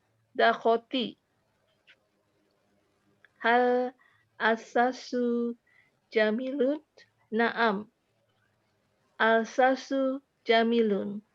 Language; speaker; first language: Arabic; non-native, learner; Indonesian